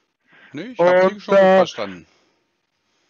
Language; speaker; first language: German; native; German